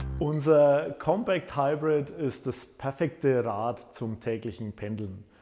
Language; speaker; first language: German; native; German